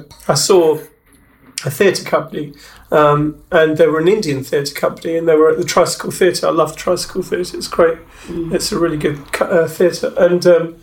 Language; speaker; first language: English; native; English